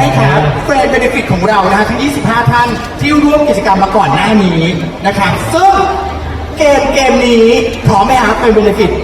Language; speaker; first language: Thai; native; Thai